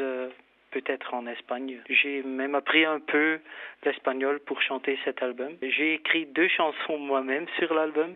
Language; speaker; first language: French; non-native, fluent; Dutch